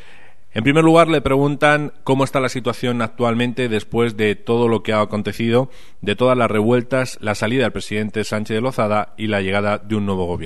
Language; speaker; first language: Spanish; native; Spanish